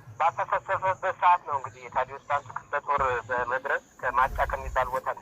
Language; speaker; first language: Amharic; native; Amharic